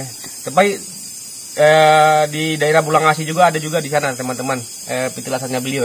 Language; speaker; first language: Indonesian; native; Indonesian